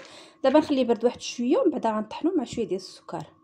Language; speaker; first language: Arabic; native; Arabic